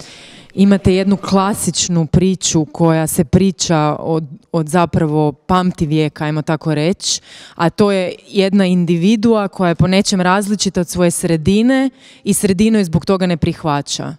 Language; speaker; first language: Croatian; native; Croatian